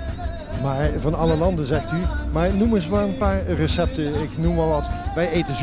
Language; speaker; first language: Dutch; native; Dutch